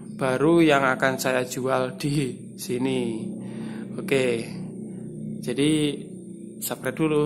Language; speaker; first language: Indonesian; non-native, local second language; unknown